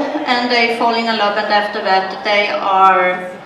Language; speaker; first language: English; non-native, learner; Swedish